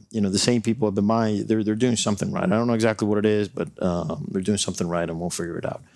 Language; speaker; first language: English; non-native, local second language; Spanish